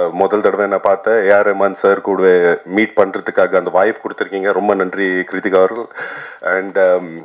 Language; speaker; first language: Tamil; non-native, fluent; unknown